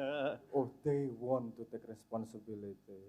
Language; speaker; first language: English; non-native, fluent; Indonesian